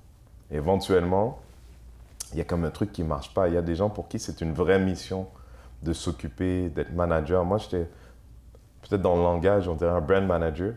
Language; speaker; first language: French; early bilingual, other home language; Haitian Creole